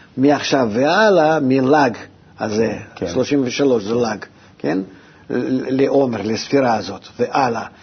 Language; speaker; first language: Hebrew; non-native, fluent; Russian